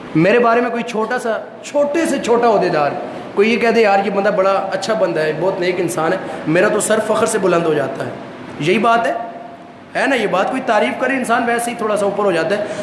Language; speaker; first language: Urdu; non-native, local second language; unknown